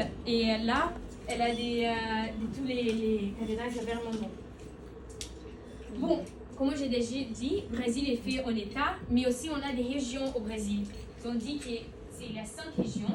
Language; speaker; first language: French; non-native, learner; Portuguese